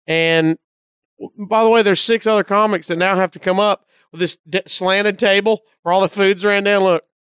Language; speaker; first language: English; native; English